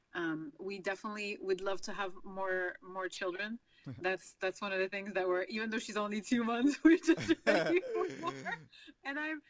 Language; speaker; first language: English; non-native, fluent; French